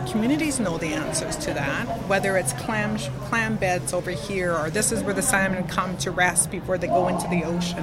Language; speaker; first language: English; native; English